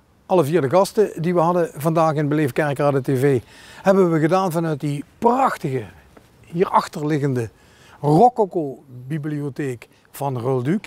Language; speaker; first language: Dutch; native; Dutch